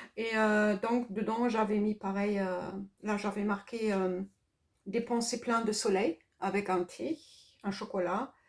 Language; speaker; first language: French; non-native, fluent; German